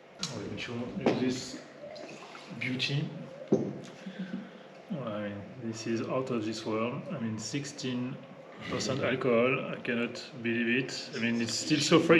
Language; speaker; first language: English; non-native, fluent; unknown